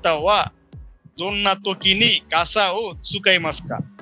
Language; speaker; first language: Japanese; non-native, fluent; Bangla